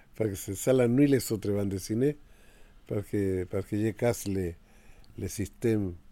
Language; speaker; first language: French; non-native, fluent; Spanish